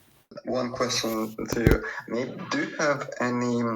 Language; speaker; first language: English; non-native, fluent; Russian